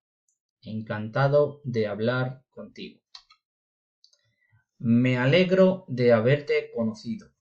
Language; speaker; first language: Spanish; non-native, fluent; Urdu